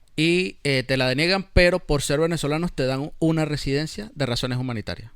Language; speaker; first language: Spanish; native; Spanish